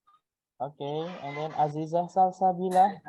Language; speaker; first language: English; non-native, fluent; Indonesian